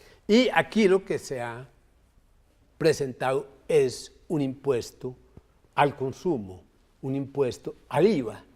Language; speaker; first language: Spanish; native; Spanish